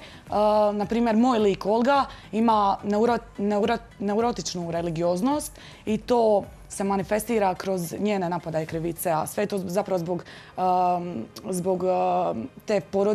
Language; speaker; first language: Croatian; native; Croatian